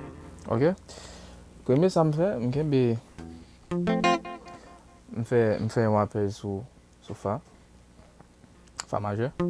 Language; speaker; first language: French; non-native, learner; Haitian Creole